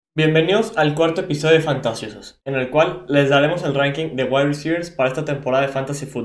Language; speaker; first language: Spanish; native; Spanish